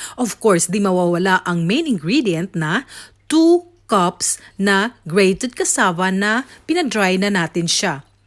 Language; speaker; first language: Filipino; non-native, local second language; Cebuano